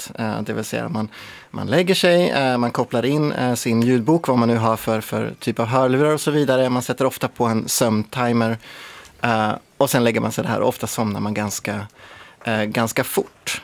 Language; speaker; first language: Swedish; native; Swedish